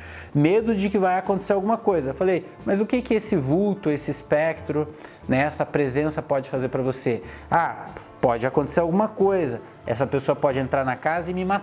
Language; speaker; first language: Portuguese; native; Portuguese